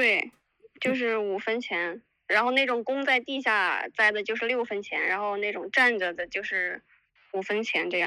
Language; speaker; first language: Chinese; native; Chinese